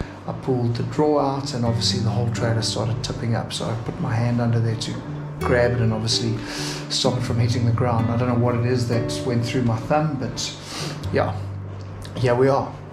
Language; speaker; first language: English; native; English